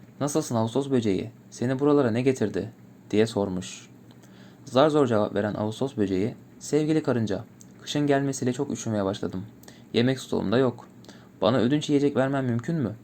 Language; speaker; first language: Turkish; native; Turkish